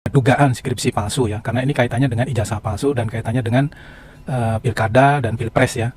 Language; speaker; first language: Indonesian; native; Indonesian